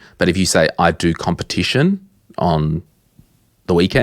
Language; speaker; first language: English; native; English